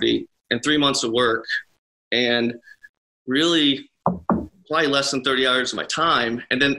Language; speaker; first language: English; native; English